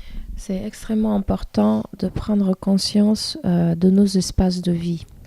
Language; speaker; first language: French; non-native, fluent; Russian